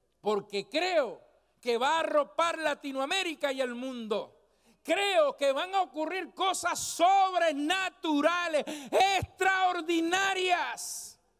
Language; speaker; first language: Spanish; native; Spanish